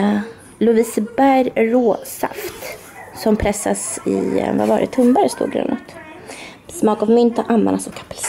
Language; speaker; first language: Swedish; native; Swedish